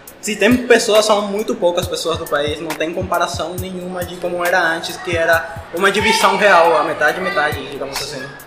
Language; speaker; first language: Portuguese; non-native, fluent; Spanish